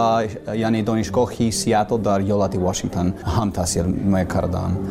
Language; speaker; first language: Persian; non-native, learner; English